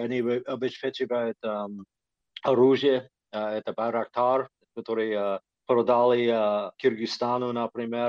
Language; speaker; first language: Russian; non-native, fluent; English